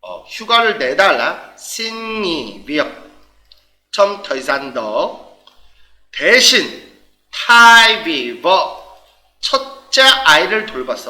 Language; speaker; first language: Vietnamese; non-native, fluent; Korean